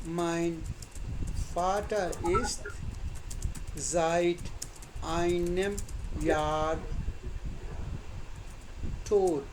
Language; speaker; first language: German; non-native, fluent; Hindi